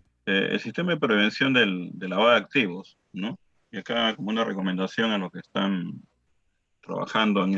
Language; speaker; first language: Spanish; native; Spanish